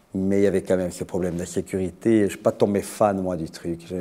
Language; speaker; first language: French; native; French